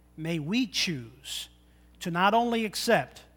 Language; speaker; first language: English; native; English